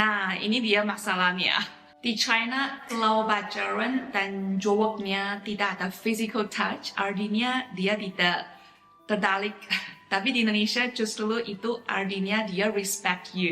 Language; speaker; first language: Indonesian; non-native, fluent; Chinese